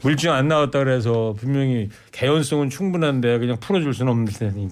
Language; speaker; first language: Korean; native; Korean